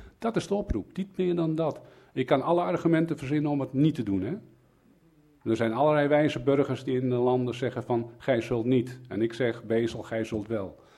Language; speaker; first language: Dutch; native; Dutch